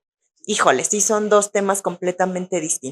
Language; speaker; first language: Spanish; native; Spanish